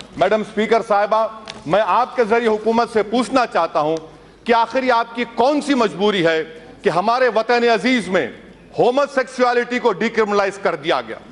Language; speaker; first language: Urdu; native; Urdu